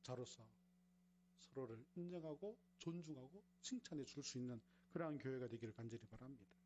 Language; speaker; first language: Korean; native; Korean